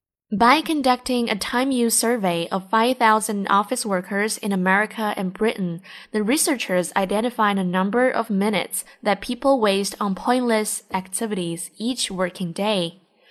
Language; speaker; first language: English; non-native, fluent; Chinese